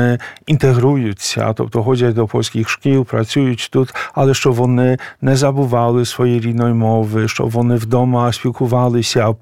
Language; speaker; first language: Ukrainian; non-native, fluent; Polish